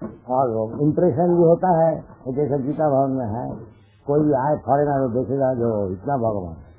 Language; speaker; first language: Hindi; non-native, local second language; Bangla